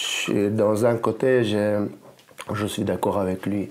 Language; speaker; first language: French; non-native, learner; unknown